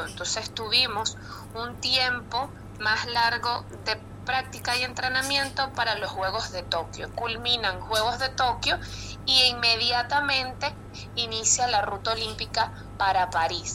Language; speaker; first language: Spanish; native; Spanish